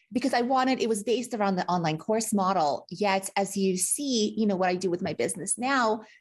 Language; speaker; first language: English; early bilingual, other home language; Russian